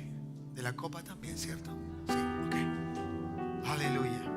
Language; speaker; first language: Spanish; native; Spanish